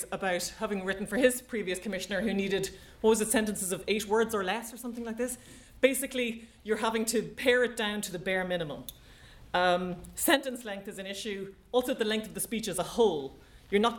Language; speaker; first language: English; native; English